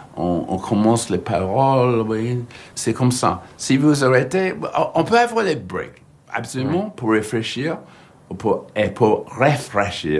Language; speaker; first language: French; non-native, learner; English